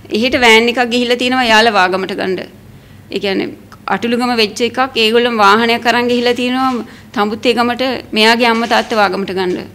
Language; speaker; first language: Sinhala; non-native, local second language; Tamil